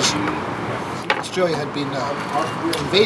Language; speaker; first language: English; native; English